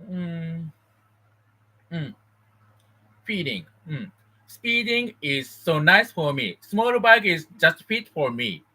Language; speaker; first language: English; non-native, learner; Japanese